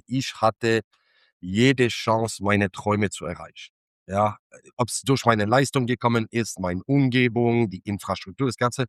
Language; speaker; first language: German; non-native, fluent; English